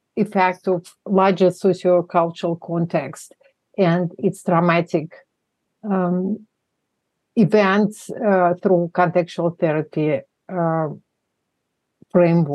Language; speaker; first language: English; non-native, fluent; Russian